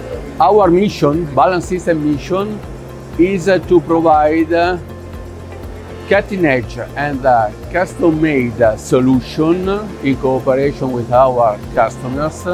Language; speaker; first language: English; non-native, fluent; Italian